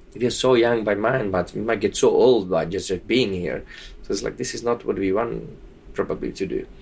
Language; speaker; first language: English; non-native, fluent; Slovak